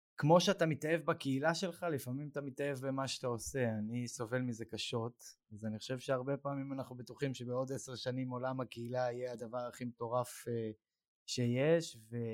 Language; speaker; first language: Hebrew; native; Hebrew